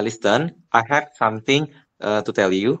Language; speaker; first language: English; non-native, learner; Indonesian